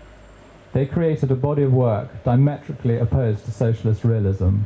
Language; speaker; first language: English; native; English